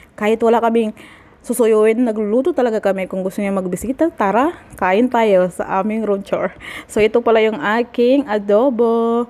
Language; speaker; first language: Filipino; non-native, local second language; Maguindanaon